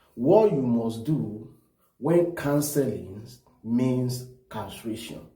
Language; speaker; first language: English; non-native, local second language; Yoruba